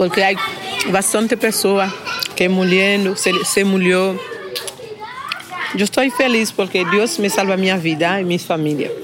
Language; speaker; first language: Spanish; non-native, learner; Haitian Creole